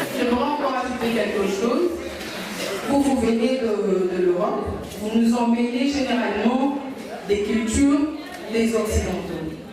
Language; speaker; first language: French; non-native, local second language; Lingala